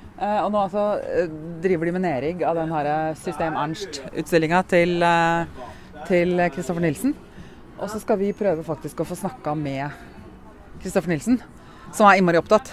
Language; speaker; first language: Norwegian; native; Norwegian